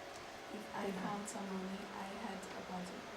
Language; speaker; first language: English; non-native, learner; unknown